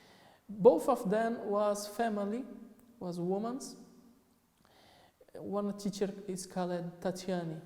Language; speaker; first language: English; non-native, fluent; Portuguese